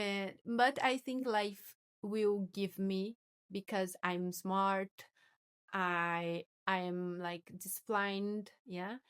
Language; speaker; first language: English; non-native, learner; Portuguese